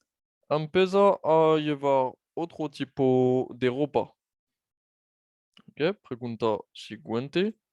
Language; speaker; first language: Spanish; non-native, fluent; French